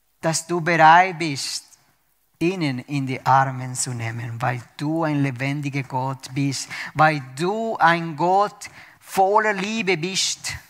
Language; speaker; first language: German; non-native, fluent; Spanish